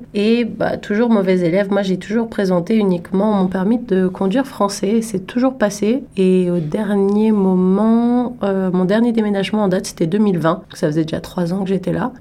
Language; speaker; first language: French; native; French